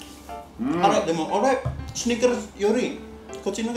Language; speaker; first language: Japanese; non-native, learner; Indonesian